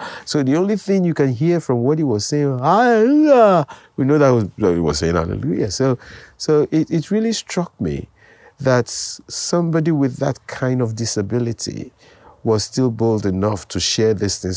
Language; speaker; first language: English; non-native, local second language; Yoruba